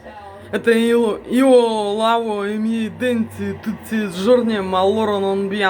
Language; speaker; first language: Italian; non-native, learner; Russian